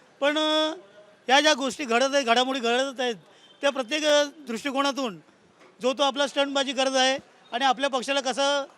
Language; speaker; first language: Marathi; non-native, local second language; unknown